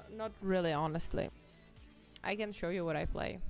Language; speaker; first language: English; non-native, fluent; Czech